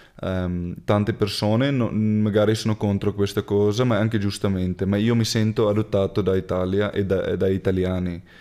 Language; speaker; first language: Italian; non-native, fluent; Afrikaans